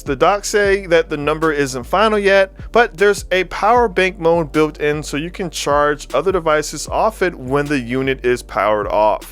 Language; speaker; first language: English; native; English